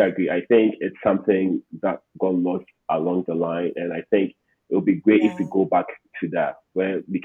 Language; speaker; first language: English; non-native, local second language; Akan